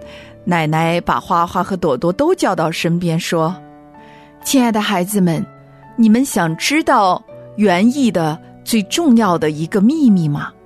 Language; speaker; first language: Chinese; native; Chinese